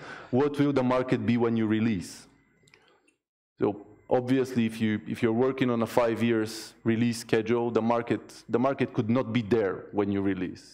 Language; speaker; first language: English; non-native, fluent; Bulgarian